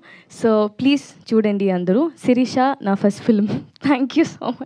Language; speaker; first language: Telugu; non-native, learner; Tamil